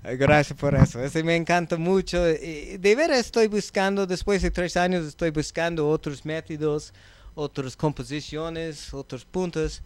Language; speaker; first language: Spanish; non-native, learner; English